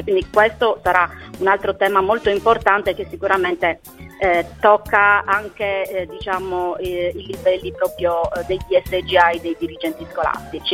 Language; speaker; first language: Italian; native; Italian